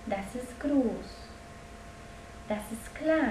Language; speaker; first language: German; non-native, fluent; Polish